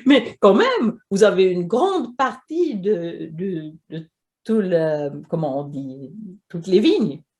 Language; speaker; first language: French; non-native, fluent; Swedish